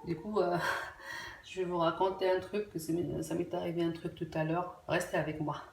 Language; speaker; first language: French; non-native, local second language; Arabic